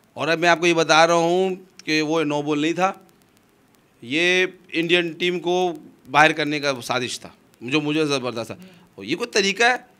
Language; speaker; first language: Urdu; non-native, local second language; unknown